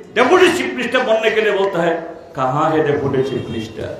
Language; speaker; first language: Hindi; non-native, local second language; Bangla